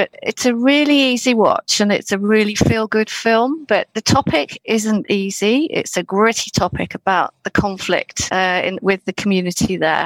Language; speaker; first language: English; native; English